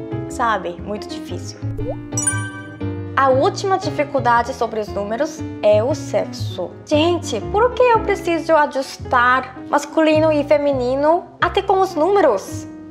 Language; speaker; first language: Portuguese; non-native, fluent; Korean